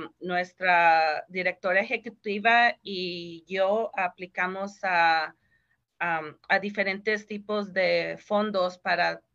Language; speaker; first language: Spanish; early bilingual, heritage; Spanish